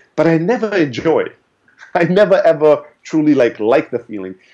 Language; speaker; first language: English; early bilingual, other home language; German